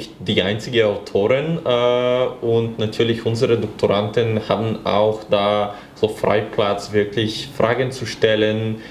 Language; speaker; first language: German; non-native, fluent; Bulgarian